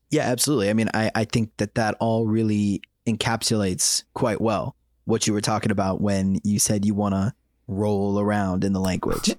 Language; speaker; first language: English; native; English